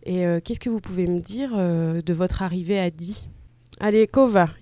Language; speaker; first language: French; native; French